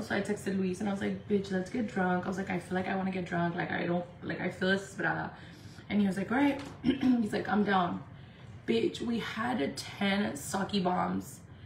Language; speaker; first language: English; early bilingual, other home language; Spanish